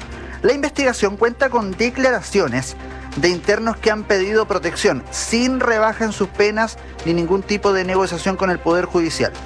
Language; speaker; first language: Spanish; native; Spanish